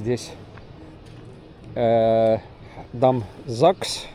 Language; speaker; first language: Russian; non-native, local second language; Estonian